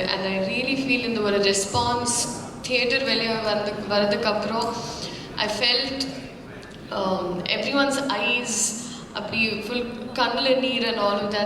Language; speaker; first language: Tamil; non-native, fluent; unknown